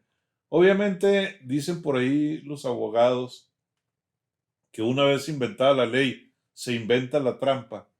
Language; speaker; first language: Spanish; native; Spanish